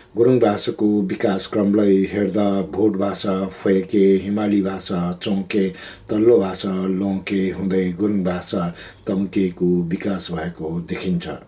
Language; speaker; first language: Nepali; non-native, local second language; Gurung